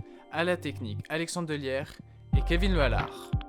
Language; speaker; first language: French; native; French